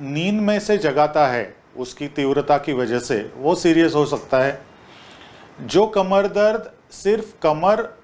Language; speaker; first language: Hindi; non-native, local second language; Marathi